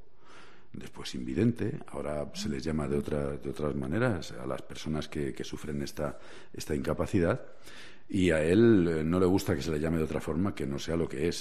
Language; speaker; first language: Spanish; native; Spanish